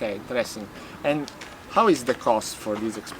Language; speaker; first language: English; non-native, learner; Italian